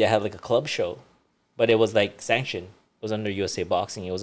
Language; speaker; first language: English; early bilingual, other home language; Iloko